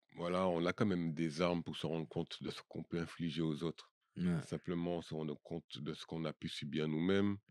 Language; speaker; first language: French; native; French